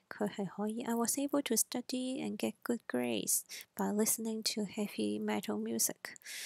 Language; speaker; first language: English; non-native, local second language; Cantonese